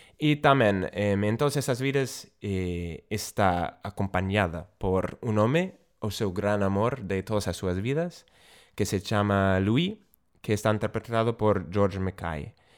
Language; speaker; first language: Galician; non-native, fluent; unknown